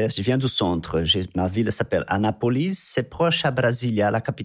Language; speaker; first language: French; non-native, fluent; Portuguese